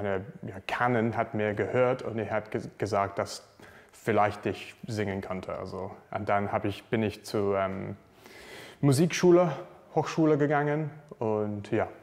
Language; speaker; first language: German; non-native, learner; English